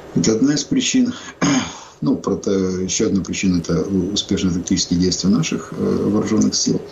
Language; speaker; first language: Russian; non-native, local second language; Ukrainian